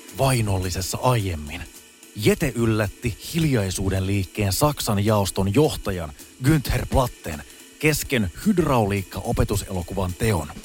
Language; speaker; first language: Finnish; native; Finnish